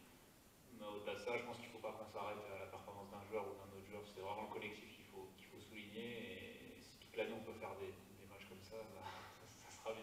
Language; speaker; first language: French; native; French